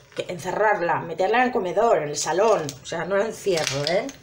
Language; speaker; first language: Spanish; native; Spanish